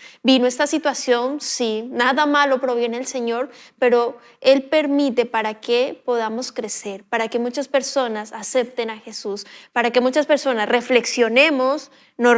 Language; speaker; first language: Spanish; native; Spanish